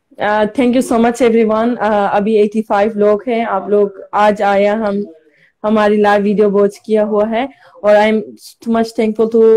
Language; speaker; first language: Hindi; non-native, learner; Turkish